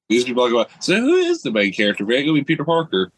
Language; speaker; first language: English; native; English